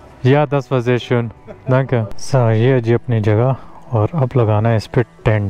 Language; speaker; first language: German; non-native, learner; Urdu